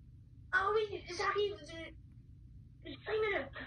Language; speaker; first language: French; native; French